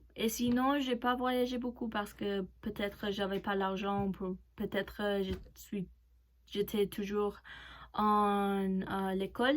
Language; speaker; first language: French; non-native, learner; Spanish